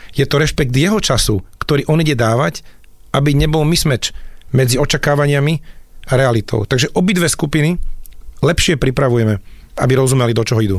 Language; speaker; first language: Slovak; native; Slovak